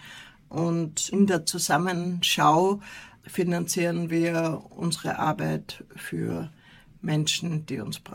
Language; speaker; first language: German; native; German